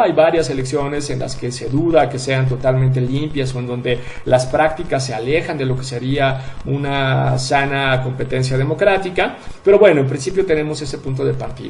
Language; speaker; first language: Spanish; native; Spanish